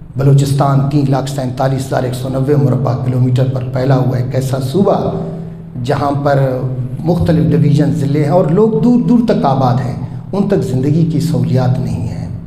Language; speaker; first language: Urdu; non-native, local second language; Baluchi